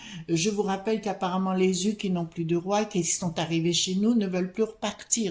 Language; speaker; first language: French; native; French